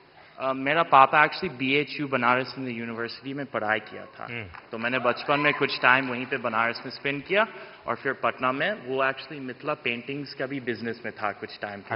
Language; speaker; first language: Hindi; non-native, fluent; English